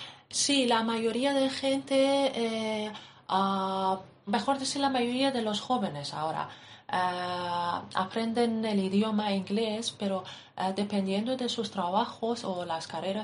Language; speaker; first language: Spanish; non-native, fluent; Persian